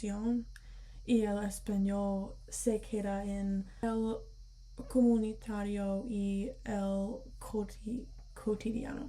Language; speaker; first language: Spanish; early bilingual, heritage; Spanish